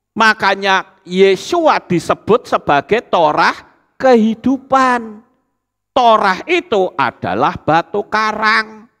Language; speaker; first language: Indonesian; native; Indonesian